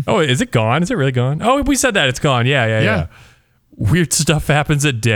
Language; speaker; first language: English; native; English